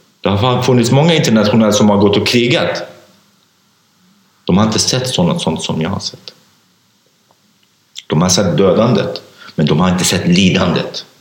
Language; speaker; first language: Swedish; non-native, fluent; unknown